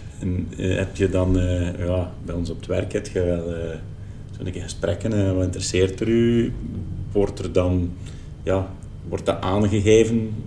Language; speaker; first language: Dutch; native; Dutch